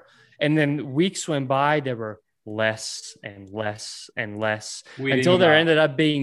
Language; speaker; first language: English; non-native, fluent; Latvian